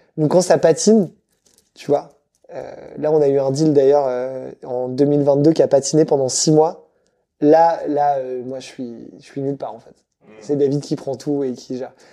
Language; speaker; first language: French; native; French